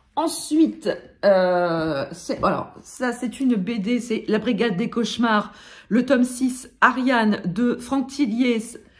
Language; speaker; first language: French; native; French